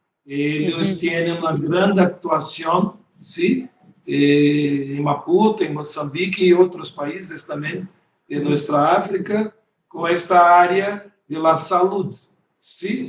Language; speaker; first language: Spanish; non-native, learner; Portuguese